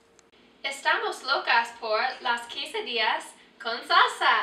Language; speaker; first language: Spanish; non-native, learner; English